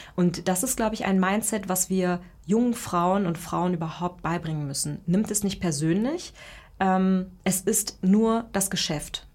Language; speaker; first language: German; early bilingual, other home language; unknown